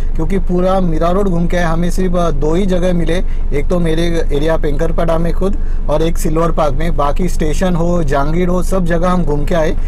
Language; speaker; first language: Hindi; non-native, local second language; Marathi